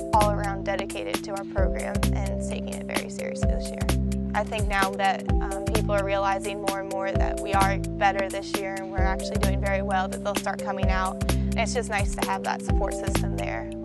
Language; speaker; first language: English; native; English